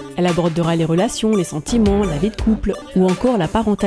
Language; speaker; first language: French; native; French